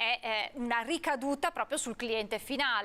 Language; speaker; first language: Italian; native; Italian